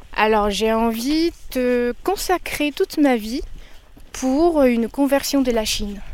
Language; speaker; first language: French; non-native, fluent; Chinese